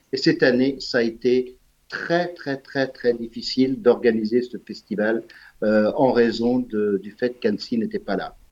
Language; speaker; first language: French; native; French